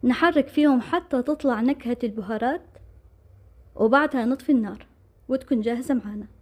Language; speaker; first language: Arabic; native; Arabic